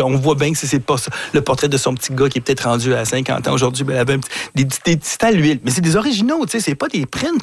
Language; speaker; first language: French; native; French